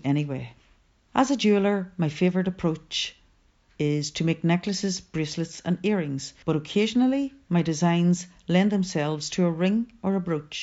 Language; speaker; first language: English; native; English